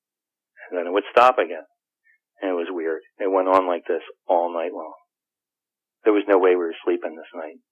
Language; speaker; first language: English; native; English